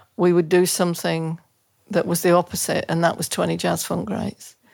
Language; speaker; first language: English; native; English